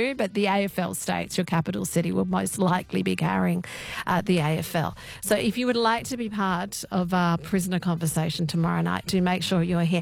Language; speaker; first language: English; native; English